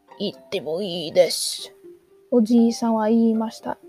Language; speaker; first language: Japanese; non-native, learner; English